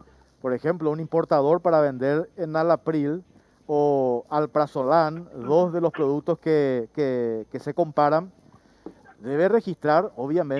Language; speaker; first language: Spanish; native; Spanish